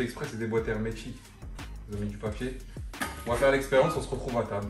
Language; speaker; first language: French; native; French